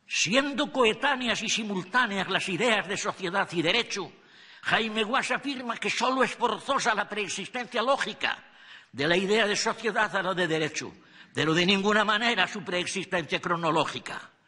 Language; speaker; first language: Spanish; native; Spanish